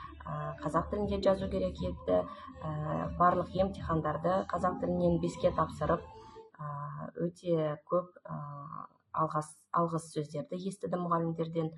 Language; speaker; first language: Kazakh; non-native, local second language; Russian